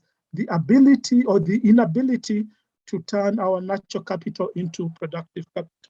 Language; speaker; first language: English; non-native, local second language; Ganda